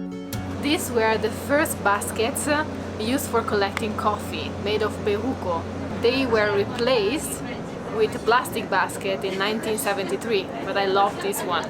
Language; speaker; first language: English; non-native, fluent; Italian